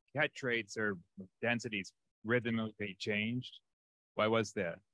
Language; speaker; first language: English; early bilingual, other home language; Portuguese